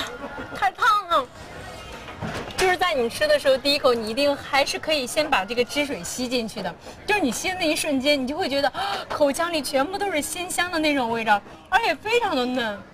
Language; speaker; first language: Chinese; native; Chinese